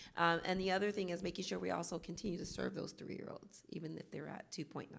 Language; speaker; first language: English; native; English